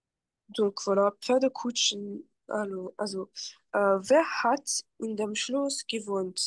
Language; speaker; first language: German; non-native, fluent; French